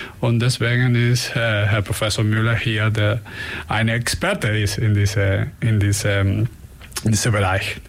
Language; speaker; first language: German; non-native, learner; Spanish